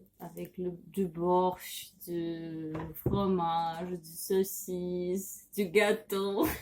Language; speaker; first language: French; non-native, learner; Russian